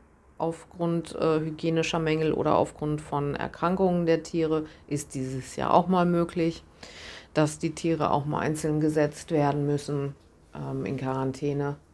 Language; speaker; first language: German; native; German